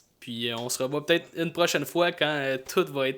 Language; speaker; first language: French; native; French